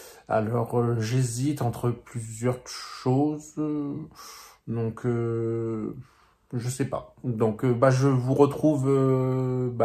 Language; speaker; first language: French; native; French